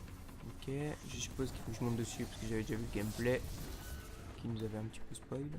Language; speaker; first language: French; native; French